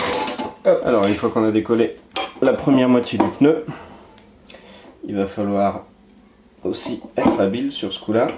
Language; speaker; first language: French; native; French